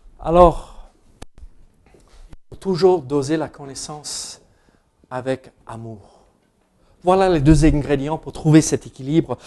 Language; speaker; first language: French; non-native, fluent; English